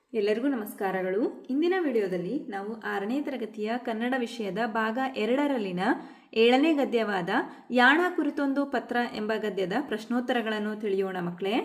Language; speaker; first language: Kannada; native; Kannada